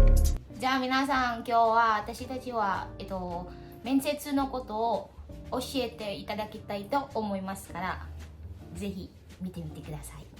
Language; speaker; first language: Japanese; non-native, learner; Indonesian